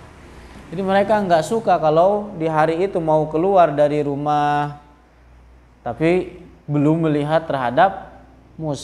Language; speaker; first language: Indonesian; native; Indonesian